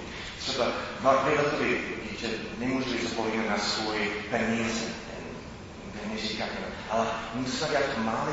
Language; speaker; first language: Czech; non-native, fluent; English